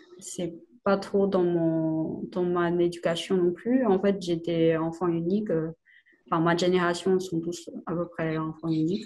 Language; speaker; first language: French; non-native, fluent; Chinese